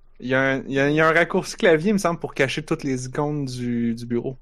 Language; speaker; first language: French; native; French